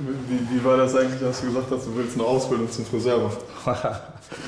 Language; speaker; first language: German; early bilingual, other home language; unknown